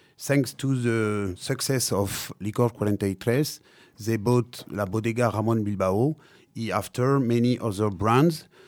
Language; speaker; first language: English; non-native, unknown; French